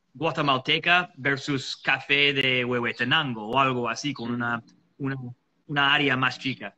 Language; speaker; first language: Spanish; non-native, fluent; English